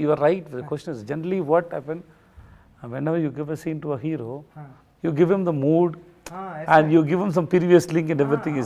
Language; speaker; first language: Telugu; non-native, learner; Tamil